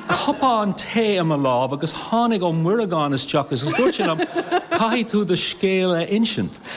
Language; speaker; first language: Irish; non-native, learner; English